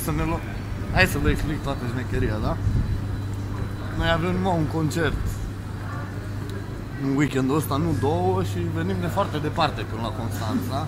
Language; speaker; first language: Romanian; native; Romanian